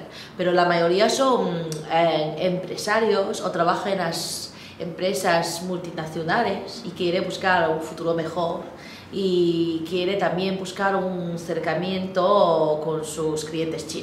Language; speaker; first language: Spanish; non-native, local second language; Chinese